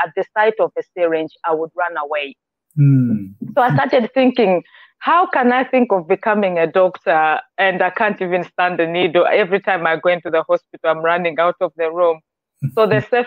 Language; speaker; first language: English; non-native, local second language; Nyanja